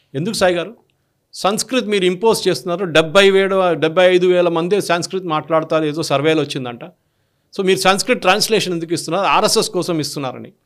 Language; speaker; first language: Telugu; non-native, local second language; Malayalam